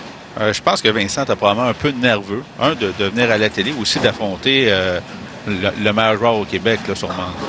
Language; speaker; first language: French; native; French